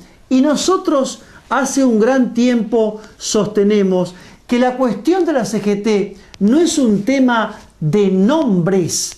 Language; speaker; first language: Spanish; native; Spanish